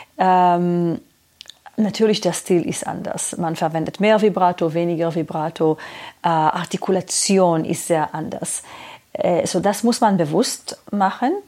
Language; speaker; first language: German; non-native, fluent; Hebrew